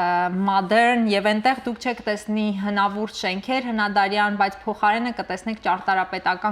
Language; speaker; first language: Armenian; native; Armenian